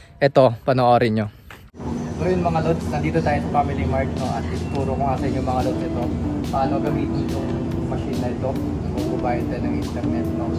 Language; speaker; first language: Filipino; native; Filipino